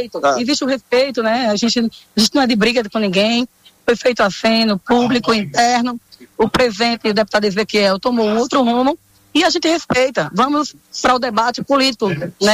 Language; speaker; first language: Portuguese; native; Portuguese